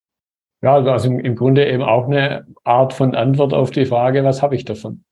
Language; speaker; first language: German; native; German